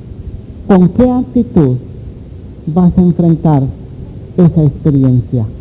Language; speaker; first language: Spanish; native; Spanish